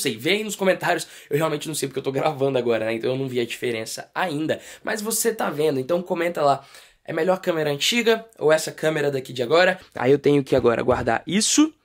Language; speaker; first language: Portuguese; native; Portuguese